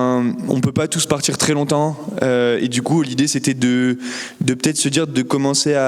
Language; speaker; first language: French; native; French